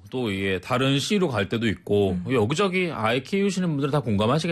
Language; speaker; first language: Korean; native; Korean